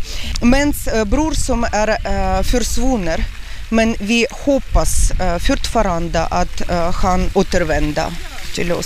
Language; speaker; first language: Swedish; non-native, learner; Ukrainian